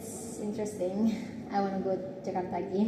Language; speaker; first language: English; non-native, learner; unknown